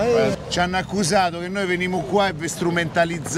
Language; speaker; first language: Italian; native; Italian